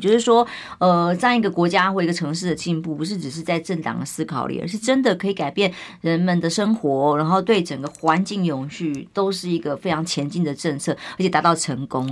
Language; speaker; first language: Chinese; native; Chinese